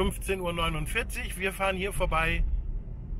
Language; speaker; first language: German; native; German